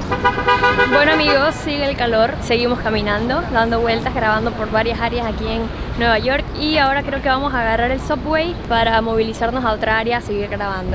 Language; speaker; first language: Spanish; native; Spanish